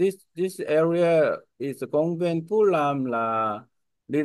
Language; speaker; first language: English; non-native, learner; Korean